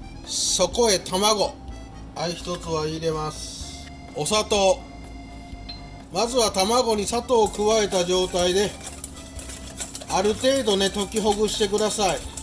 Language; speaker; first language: Japanese; native; Japanese